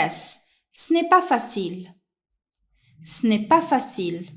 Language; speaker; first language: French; non-native, local second language; Arabic